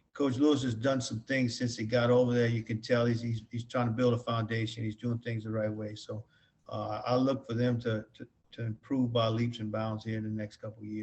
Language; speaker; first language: English; native; English